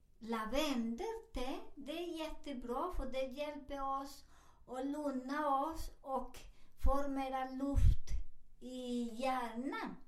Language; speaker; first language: Swedish; non-native, fluent; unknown